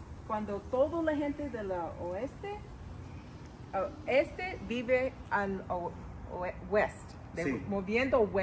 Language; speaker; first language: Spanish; non-native, learner; English